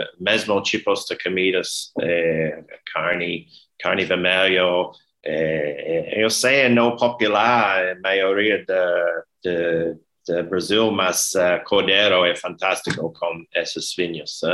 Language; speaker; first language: Portuguese; non-native, learner; English